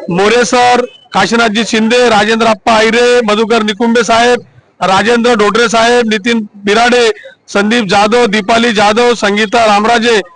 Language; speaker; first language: Hindi; non-native, local second language; Marathi